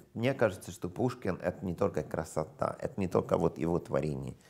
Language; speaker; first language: Russian; non-native, fluent; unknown